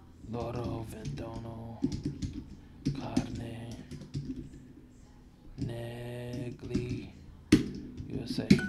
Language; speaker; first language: Italian; non-native, learner; English